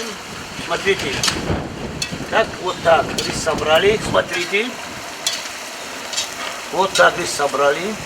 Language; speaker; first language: Russian; non-native, local second language; Tajik